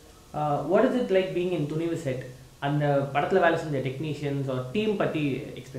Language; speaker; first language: Tamil; native; Tamil